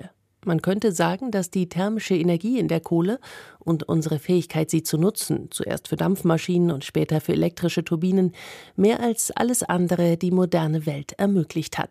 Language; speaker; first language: German; native; German